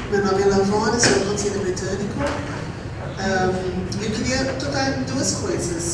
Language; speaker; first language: Portuguese; non-native, fluent; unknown